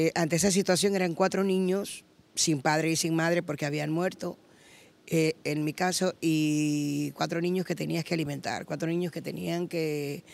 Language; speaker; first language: Spanish; native; Spanish